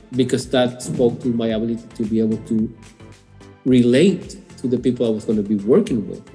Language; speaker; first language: English; non-native, fluent; Spanish